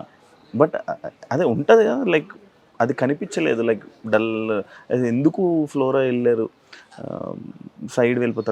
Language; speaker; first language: Telugu; native; Telugu